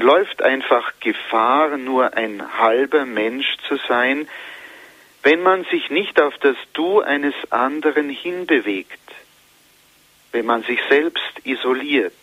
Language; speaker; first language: German; native; German